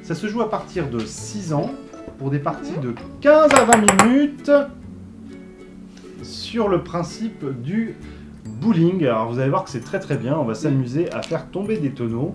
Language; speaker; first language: French; native; French